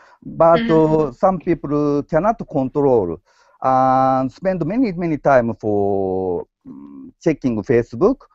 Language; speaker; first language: English; non-native, learner; Japanese